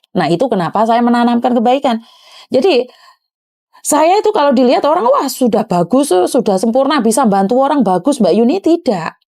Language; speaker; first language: Indonesian; non-native, local second language; Javanese